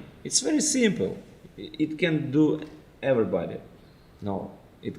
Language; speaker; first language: English; non-native, fluent; Ukrainian